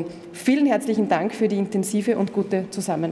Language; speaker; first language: German; native; German